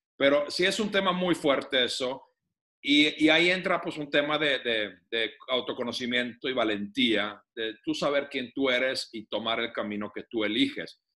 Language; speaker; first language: Spanish; non-native, fluent; Finnish